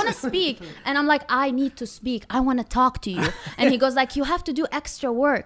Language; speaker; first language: English; non-native, fluent; Arabic